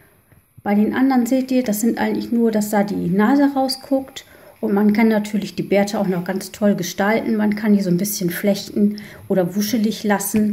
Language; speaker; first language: German; native; German